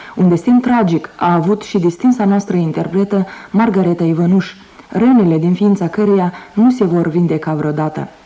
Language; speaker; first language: Romanian; native; Romanian